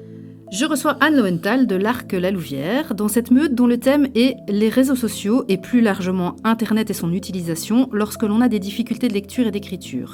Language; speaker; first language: French; native; French